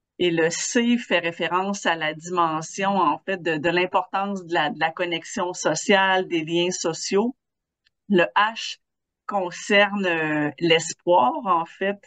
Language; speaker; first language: French; native; French